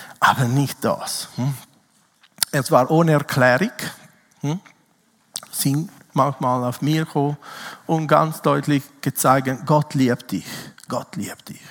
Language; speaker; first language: German; non-native, fluent; Italian